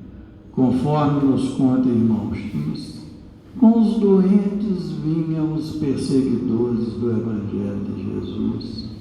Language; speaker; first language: Portuguese; native; Portuguese